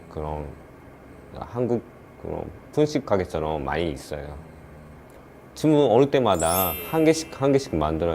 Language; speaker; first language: Korean; non-native, learner; Japanese